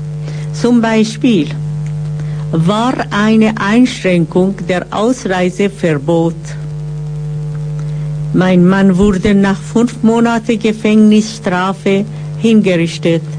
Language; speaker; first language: German; non-native, fluent; Persian